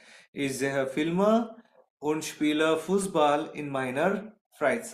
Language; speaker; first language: German; non-native, fluent; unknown